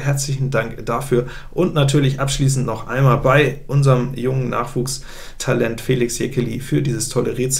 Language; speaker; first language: German; native; German